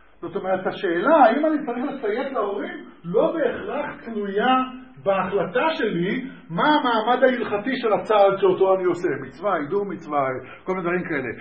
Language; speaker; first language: Hebrew; native; Hebrew